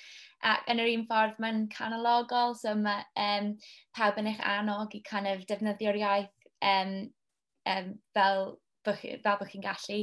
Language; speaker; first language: Welsh; non-native, local second language; English